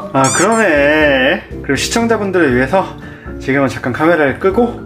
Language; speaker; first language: Korean; native; Korean